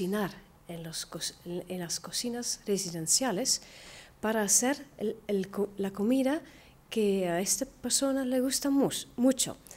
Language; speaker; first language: Spanish; non-native, fluent; Dutch